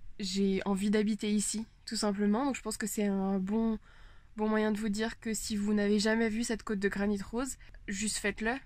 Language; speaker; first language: French; native; French